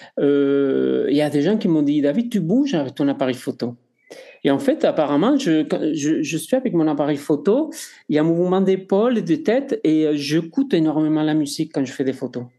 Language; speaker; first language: French; non-native, fluent; Spanish